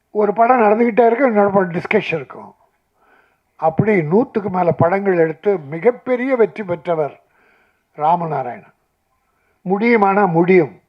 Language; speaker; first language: Tamil; native; Tamil